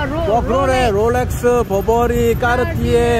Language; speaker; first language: Korean; native; Korean